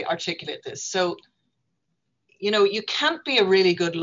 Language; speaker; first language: English; native; English